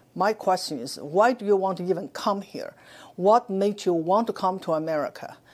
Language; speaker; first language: English; non-native, fluent; Chinese